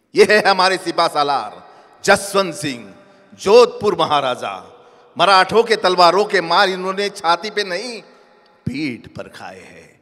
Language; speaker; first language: Hindi; non-native, local second language; Marathi